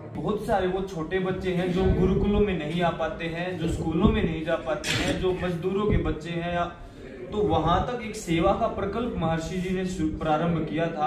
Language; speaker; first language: Hindi; native; Hindi